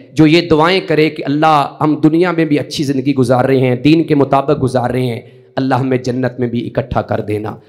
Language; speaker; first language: Urdu; non-native, local second language; Punjabi